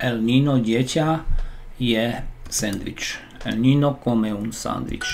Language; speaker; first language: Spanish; non-native, learner; Slovak